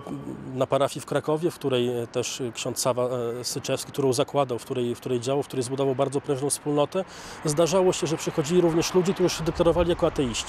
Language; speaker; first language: Polish; native; Polish